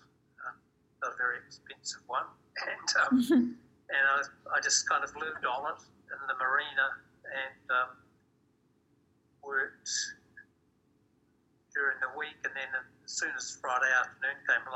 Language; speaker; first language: English; native; English